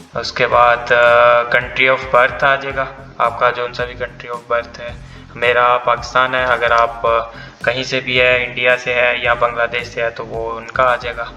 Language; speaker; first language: Urdu; non-native, local second language; Punjabi